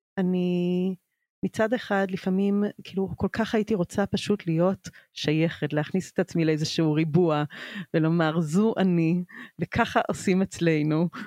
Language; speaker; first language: Hebrew; early bilingual, other home language; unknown